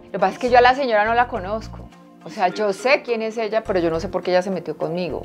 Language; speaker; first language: Spanish; native; Spanish